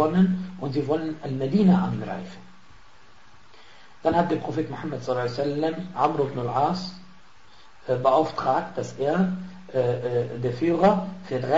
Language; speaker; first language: German; non-native, fluent; Arabic